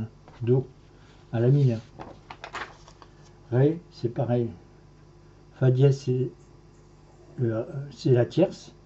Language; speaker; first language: French; native; French